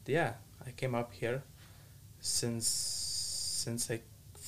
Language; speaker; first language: English; non-native, learner; Lithuanian